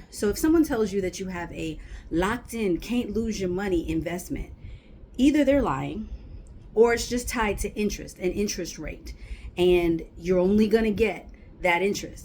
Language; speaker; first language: English; native; English